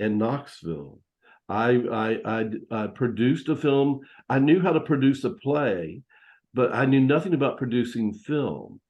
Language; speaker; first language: English; native; English